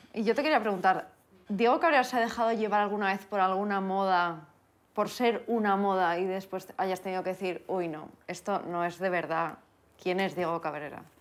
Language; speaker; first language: Spanish; native; Spanish